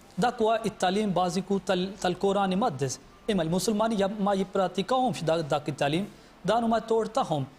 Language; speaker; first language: Maltese; non-native, fluent; Urdu